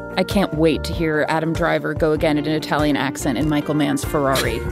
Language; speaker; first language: English; non-native, fluent; German